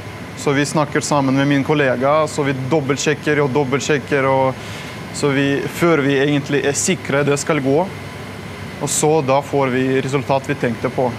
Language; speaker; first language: Norwegian; non-native, fluent; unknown